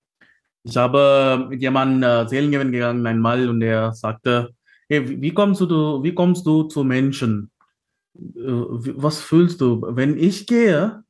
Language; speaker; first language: German; non-native, learner; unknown